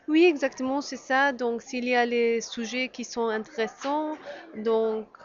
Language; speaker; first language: French; non-native, learner; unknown